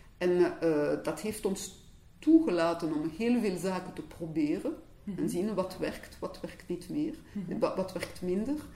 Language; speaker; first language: Dutch; non-native, local second language; French